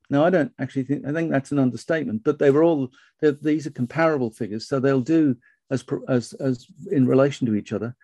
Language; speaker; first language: English; native; English